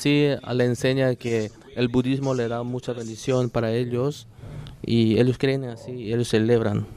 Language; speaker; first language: Spanish; non-native, learner; Korean